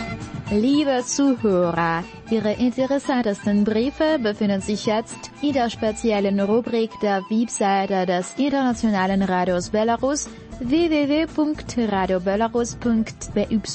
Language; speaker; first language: German; non-native, fluent; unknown